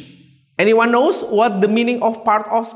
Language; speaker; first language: English; non-native, fluent; Indonesian